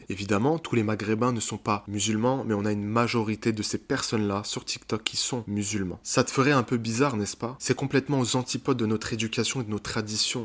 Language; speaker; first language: French; native; French